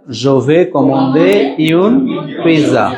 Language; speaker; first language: French; non-native, fluent; Bangla